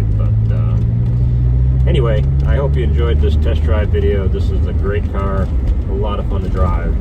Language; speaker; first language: English; native; English